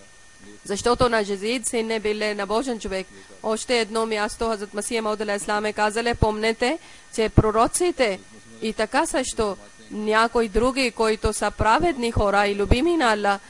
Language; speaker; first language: Bulgarian; non-native, learner; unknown